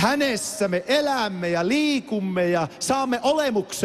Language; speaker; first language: Finnish; native; Finnish